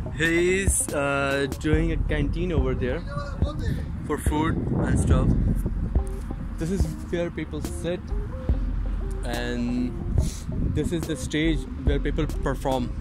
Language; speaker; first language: English; non-native, local second language; Hindi